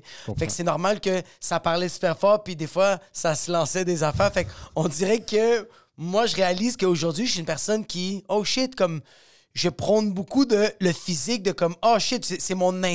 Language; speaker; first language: French; native; French